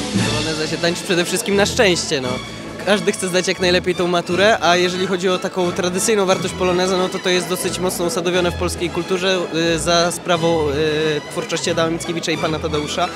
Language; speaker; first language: Polish; native; Polish